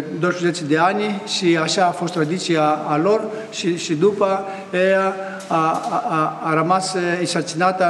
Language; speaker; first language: Romanian; non-native, fluent; Greek